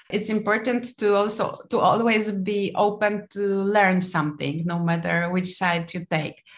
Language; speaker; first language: English; non-native, fluent; Polish